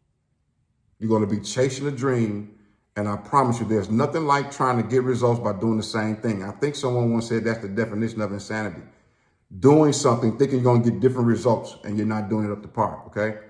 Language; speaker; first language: English; native; English